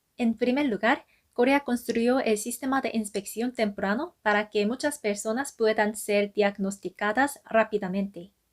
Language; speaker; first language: Spanish; non-native, fluent; Korean